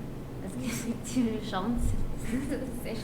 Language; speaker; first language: French; non-native, learner; English